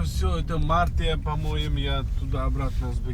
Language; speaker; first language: Russian; non-native, learner; Uzbek